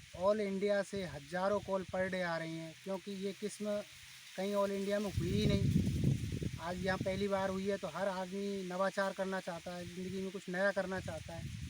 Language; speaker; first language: Hindi; native; Hindi